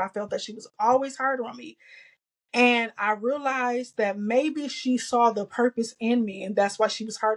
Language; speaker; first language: English; native; English